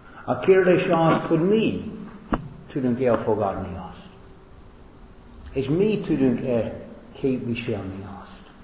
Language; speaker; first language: Hungarian; non-native, learner; English